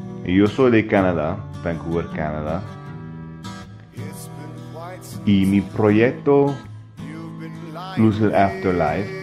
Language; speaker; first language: Spanish; non-native, learner; English